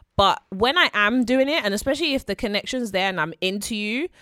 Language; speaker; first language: English; native; English